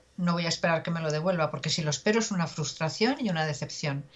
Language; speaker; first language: Spanish; native; Spanish